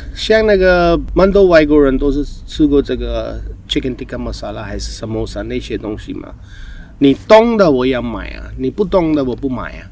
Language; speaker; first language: Chinese; non-native, fluent; Hindi